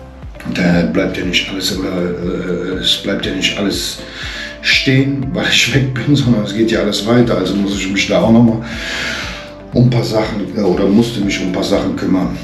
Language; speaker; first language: German; native; German